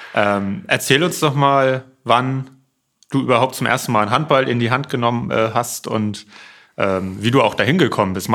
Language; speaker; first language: German; native; German